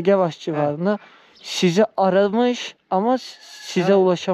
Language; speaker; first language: Turkish; native; Turkish